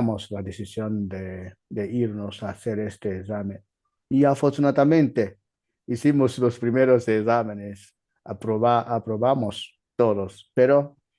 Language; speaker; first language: Spanish; non-native, learner; Igbo